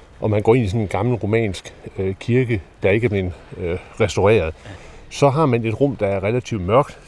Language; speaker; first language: Danish; native; Danish